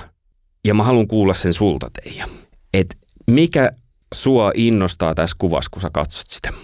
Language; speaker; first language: Finnish; native; Finnish